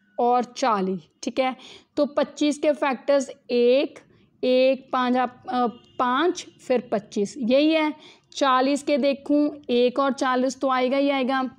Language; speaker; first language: Hindi; native; Hindi